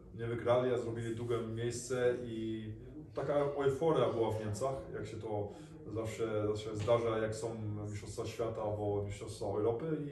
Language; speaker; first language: Polish; early bilingual, heritage; Polish